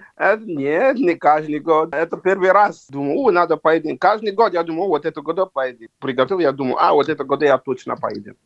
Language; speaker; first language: Russian; non-native, learner; Yoruba